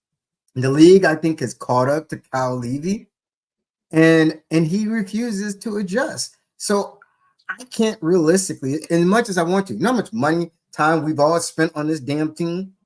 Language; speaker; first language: English; native; English